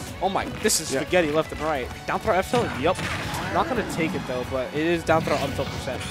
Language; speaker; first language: English; native; English